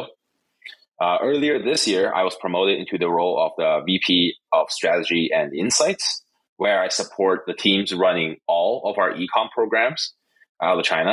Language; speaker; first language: English; non-native, fluent; Chinese